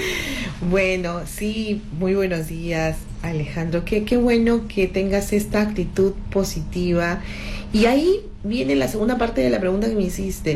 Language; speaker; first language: Spanish; native; Spanish